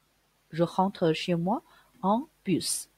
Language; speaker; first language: French; non-native, fluent; Chinese